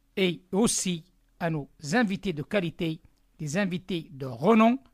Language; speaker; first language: French; non-native, local second language; Arabic